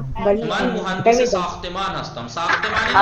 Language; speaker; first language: Persian; non-native, learner; Urdu